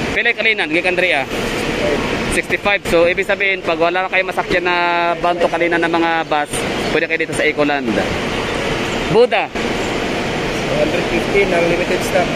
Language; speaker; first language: Filipino; non-native, local second language; Cebuano